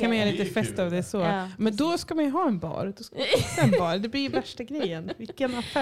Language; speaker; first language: Swedish; native; Swedish